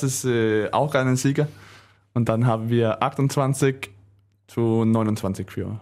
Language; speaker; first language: German; non-native, learner; Danish